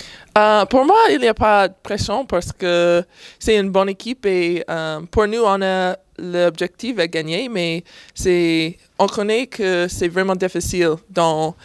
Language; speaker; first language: French; non-native, learner; English